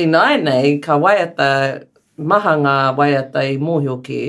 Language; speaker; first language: Māori; non-native, learner; English